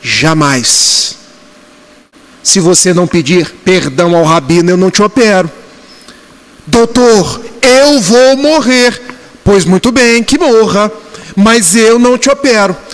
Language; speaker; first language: Portuguese; native; Portuguese